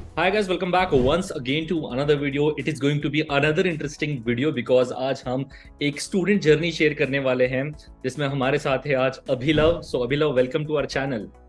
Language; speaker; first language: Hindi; native; Hindi